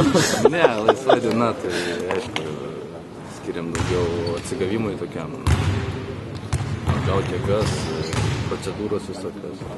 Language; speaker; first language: Lithuanian; native; Lithuanian